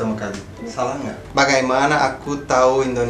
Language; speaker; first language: Indonesian; non-native, fluent; Portuguese